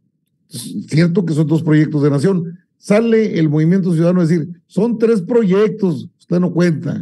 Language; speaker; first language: Spanish; native; Spanish